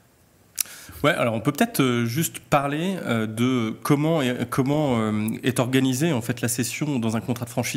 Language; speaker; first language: French; native; French